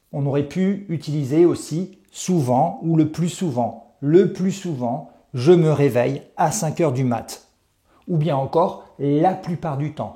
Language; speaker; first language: French; native; French